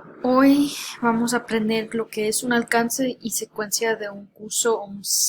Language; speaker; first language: Spanish; early bilingual, heritage; Spanish